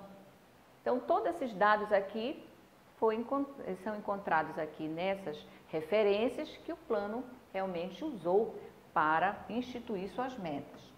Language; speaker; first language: Portuguese; native; Portuguese